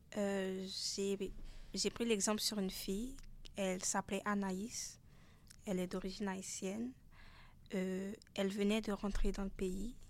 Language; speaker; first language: French; non-native, local second language; Haitian Creole